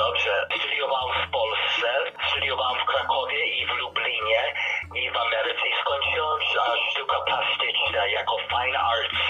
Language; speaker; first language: Polish; early bilingual, heritage; Polish